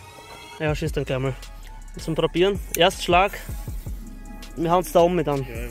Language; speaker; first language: German; native; German